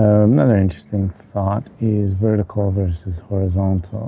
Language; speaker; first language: English; native; English